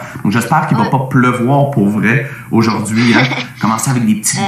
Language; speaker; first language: French; native; French